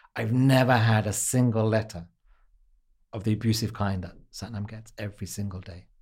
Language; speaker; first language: English; native; English